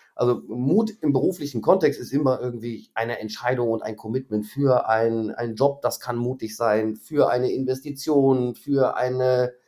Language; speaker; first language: German; native; German